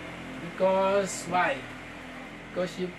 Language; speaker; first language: English; non-native, fluent; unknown